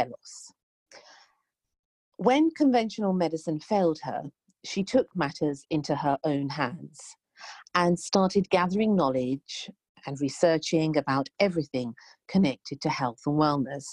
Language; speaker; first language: English; native; English